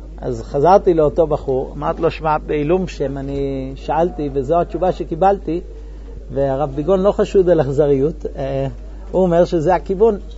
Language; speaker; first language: Hebrew; non-native, fluent; English